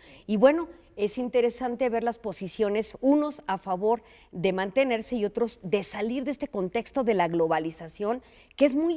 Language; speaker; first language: Spanish; native; Spanish